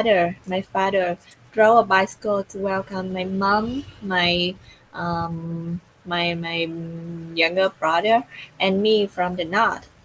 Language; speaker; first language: English; non-native, learner; Vietnamese